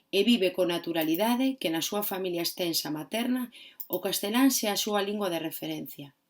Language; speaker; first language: Galician; non-native, local second language; Spanish